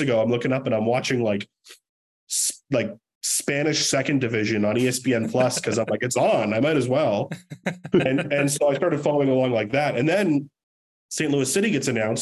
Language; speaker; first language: English; native; English